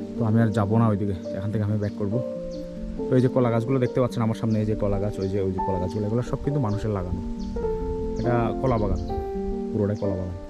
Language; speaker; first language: Bangla; native; Bangla